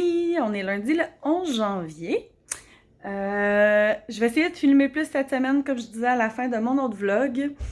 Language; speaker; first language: French; native; French